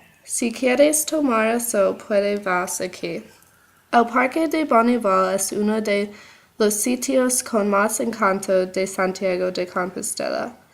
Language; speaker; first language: Spanish; non-native, learner; English